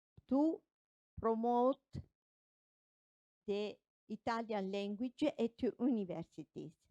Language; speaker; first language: English; non-native, fluent; Italian